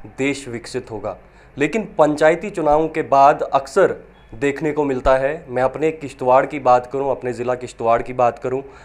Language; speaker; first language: Hindi; non-native, local second language; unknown